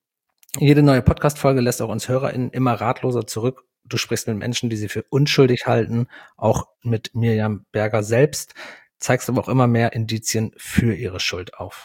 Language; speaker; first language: German; native; German